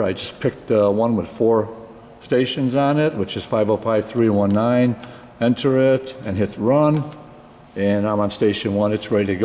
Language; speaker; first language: English; native; English